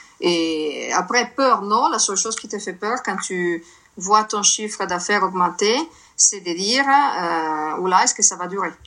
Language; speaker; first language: French; non-native, fluent; Italian